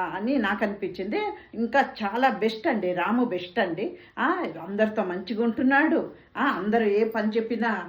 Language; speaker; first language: Telugu; non-native, local second language; Tamil